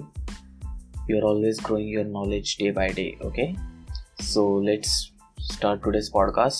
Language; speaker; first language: English; non-native, local second language; Marathi